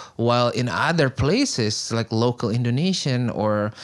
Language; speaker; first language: English; non-native, fluent; Indonesian